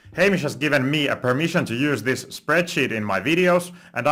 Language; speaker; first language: English; non-native, fluent; Finnish